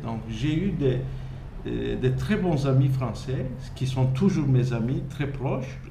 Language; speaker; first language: French; non-native, fluent; Turkish